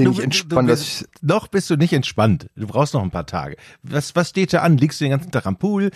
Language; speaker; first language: German; native; German